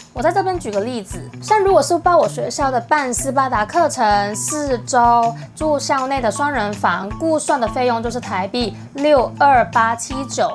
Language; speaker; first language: Chinese; non-native, local second language; Cantonese